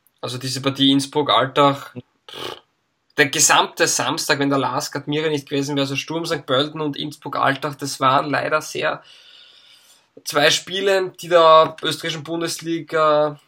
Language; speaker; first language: German; native; German